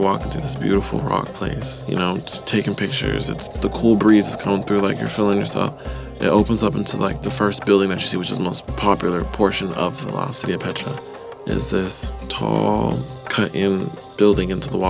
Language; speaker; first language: English; native; English